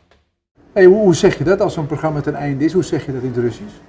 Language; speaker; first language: Dutch; native; Dutch